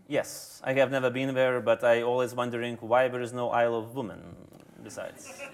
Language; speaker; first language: English; non-native, fluent; Lithuanian